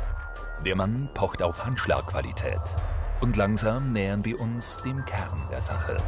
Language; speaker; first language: German; native; German